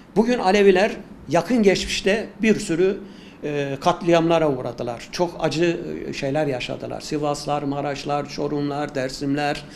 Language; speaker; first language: Turkish; native; Turkish